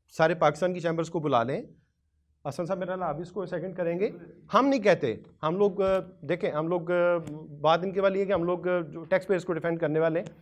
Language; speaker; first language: Urdu; non-native, local second language; Punjabi